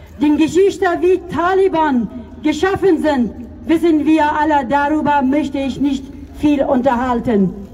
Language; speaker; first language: German; non-native, fluent; Persian